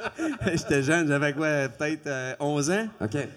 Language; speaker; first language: French; native; French